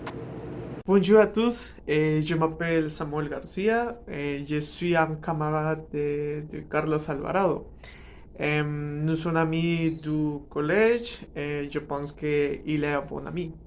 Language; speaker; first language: French; non-native, learner; Spanish